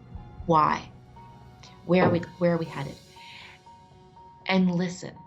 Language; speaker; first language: English; native; English